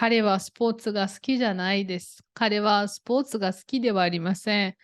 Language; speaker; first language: Japanese; non-native, fluent; Portuguese